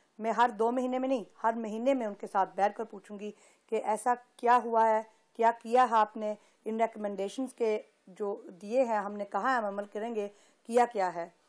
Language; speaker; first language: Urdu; early bilingual, heritage; Urdu